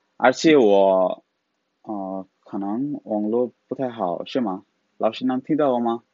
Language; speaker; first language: Chinese; non-native, fluent; Bangla